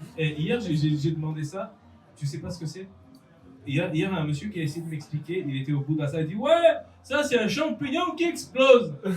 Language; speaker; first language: French; non-native, fluent; Portuguese